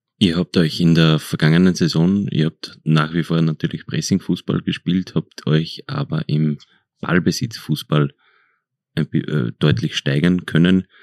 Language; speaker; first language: German; native; German